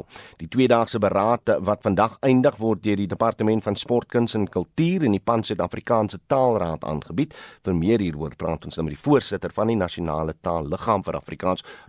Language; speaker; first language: Afrikaans; native; Afrikaans